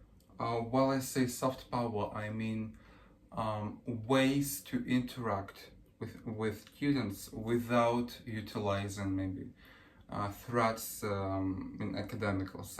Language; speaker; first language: English; early bilingual, other home language; Russian